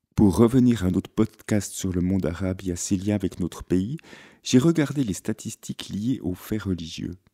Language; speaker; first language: French; native; French